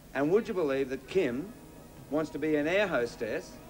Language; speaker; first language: English; native; English